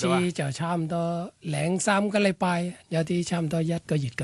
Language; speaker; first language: Cantonese; non-native, fluent; Thai